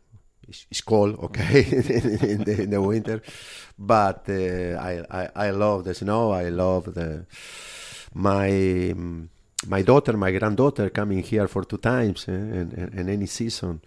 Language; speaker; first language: English; non-native, learner; Spanish